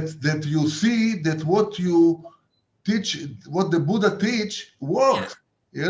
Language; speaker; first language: English; non-native, fluent; Hebrew